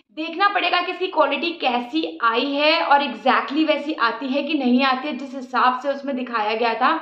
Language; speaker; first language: Hindi; native; Hindi